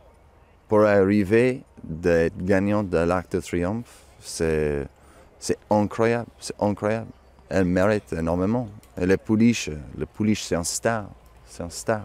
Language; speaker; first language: French; non-native, fluent; English